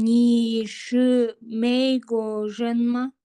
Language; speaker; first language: Chinese; non-native, learner; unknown